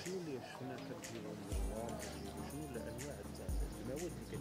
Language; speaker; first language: Arabic; native; Arabic